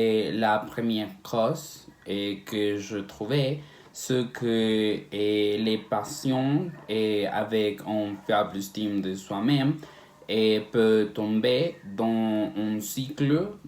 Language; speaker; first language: French; non-native, learner; Spanish